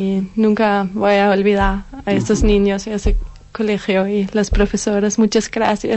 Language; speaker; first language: Spanish; non-native, learner; Danish